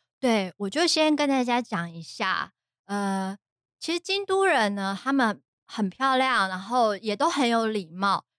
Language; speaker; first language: Chinese; non-native, fluent; Japanese